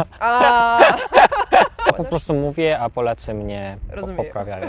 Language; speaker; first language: Polish; non-native, learner; Korean